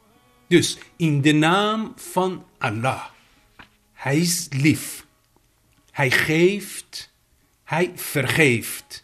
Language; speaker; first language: Dutch; non-native, fluent; Persian